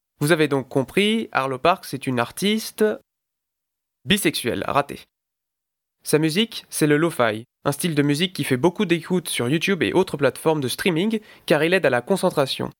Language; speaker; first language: French; native; French